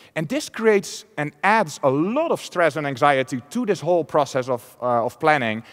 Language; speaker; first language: English; non-native, fluent; Dutch